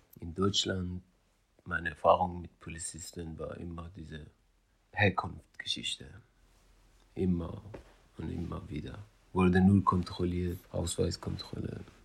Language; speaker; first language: German; non-native, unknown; Persian